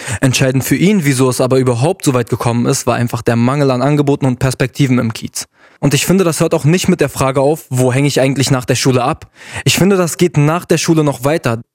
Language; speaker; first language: German; early bilingual, other home language; Arabic